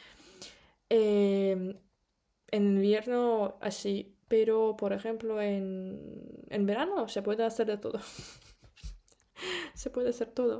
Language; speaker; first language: Spanish; non-native, fluent; Russian